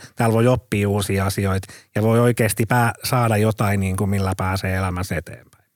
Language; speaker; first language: Finnish; native; Finnish